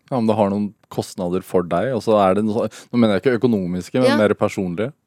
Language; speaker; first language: Norwegian; native; Norwegian